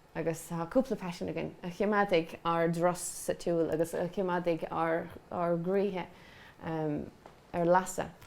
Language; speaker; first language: Irish; native; Irish